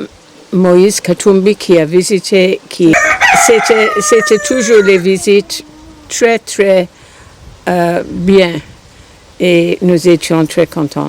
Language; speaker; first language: French; non-native, fluent; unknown